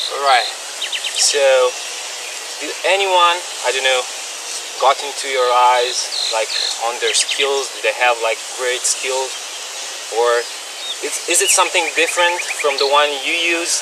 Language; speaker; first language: English; non-native, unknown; Romanian